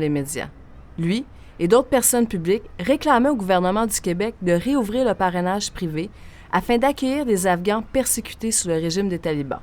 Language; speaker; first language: French; native; French